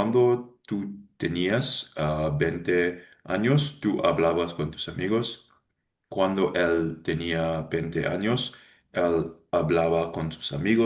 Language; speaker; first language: Spanish; non-native, learner; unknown